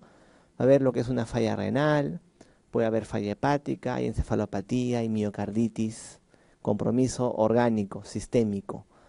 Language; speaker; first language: Spanish; native; Spanish